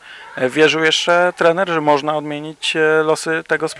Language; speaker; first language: Polish; native; Polish